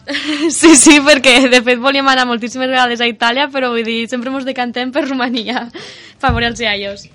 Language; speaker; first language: Catalan; early bilingual, other home language; Romanian